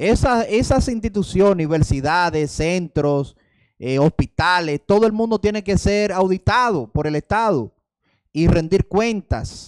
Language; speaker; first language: Spanish; native; Spanish